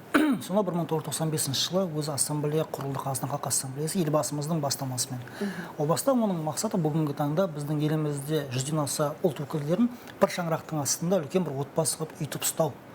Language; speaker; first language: Kazakh; non-native, local second language; Russian